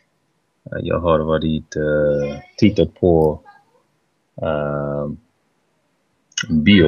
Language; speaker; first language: Swedish; non-native, learner; English